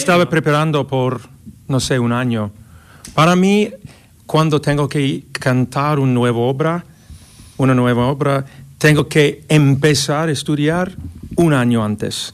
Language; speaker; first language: Spanish; non-native, learner; English